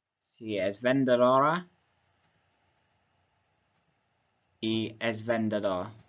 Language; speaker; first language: Spanish; non-native, learner; English